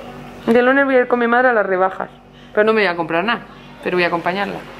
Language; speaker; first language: Spanish; native; Spanish